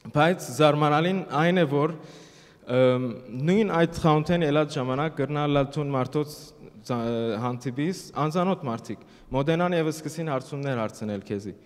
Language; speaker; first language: Armenian; early bilingual, heritage; Armenian